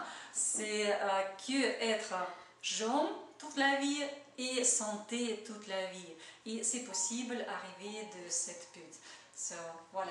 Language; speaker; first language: French; non-native, learner; Russian